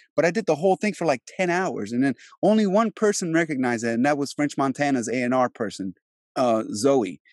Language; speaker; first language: English; early bilingual, other home language; Albanian